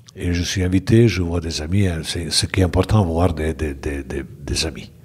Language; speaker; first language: French; non-native, fluent; Bosnian